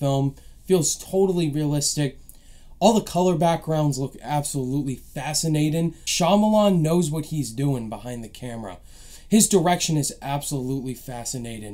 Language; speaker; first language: English; native; English